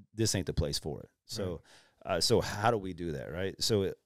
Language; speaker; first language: English; native; English